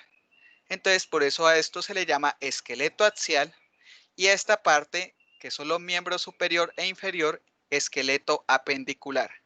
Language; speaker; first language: Spanish; native; Spanish